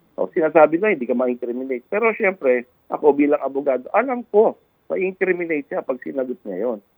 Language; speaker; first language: Filipino; native; Filipino